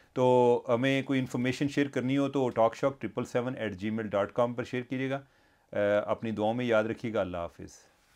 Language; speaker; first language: Urdu; non-native, local second language; Punjabi